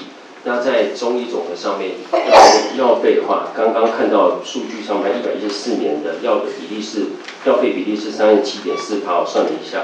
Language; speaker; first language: Chinese; native; Chinese